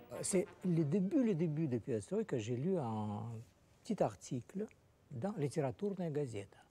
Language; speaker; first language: French; non-native, fluent; Russian